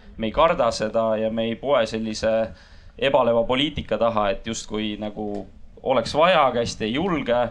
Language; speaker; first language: Estonian; non-native, local second language; Russian